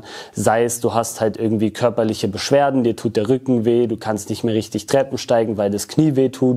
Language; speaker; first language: German; native; German